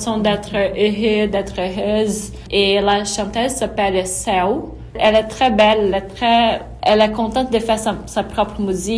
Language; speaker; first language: French; non-native, fluent; Portuguese